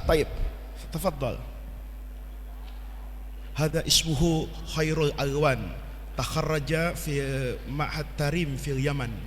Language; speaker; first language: Arabic; non-native, fluent; Indonesian